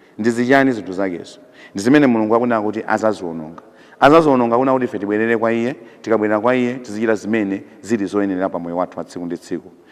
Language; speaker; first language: Nyanja; native; Nyanja